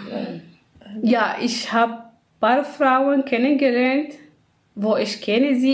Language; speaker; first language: German; non-native, learner; Kurdish